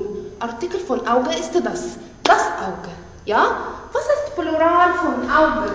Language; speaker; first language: German; non-native, fluent; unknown